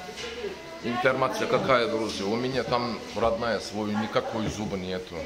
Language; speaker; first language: Russian; non-native, learner; Turkish